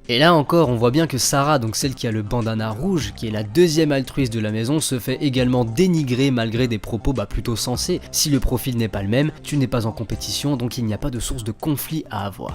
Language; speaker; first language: French; native; French